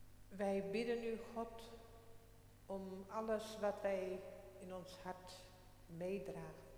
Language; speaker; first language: Dutch; non-native, local second language; Western Frisian